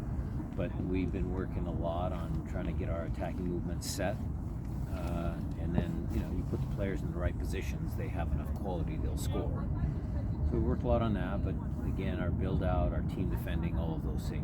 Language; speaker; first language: English; native; English